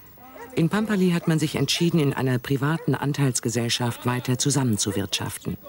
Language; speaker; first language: German; native; German